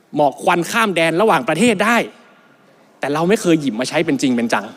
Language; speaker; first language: Thai; native; Thai